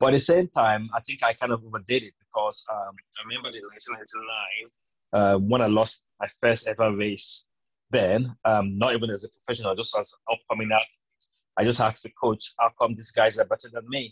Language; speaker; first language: English; non-native, local second language; Yoruba